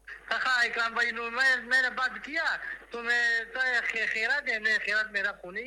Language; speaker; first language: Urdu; non-native, local second language; Pashto